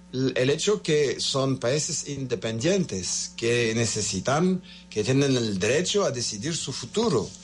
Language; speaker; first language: Spanish; non-native, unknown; French